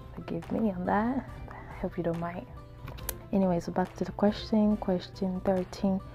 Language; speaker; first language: English; non-native, local second language; Akan